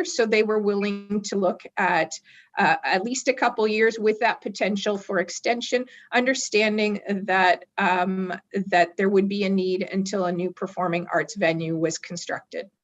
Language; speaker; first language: English; native; English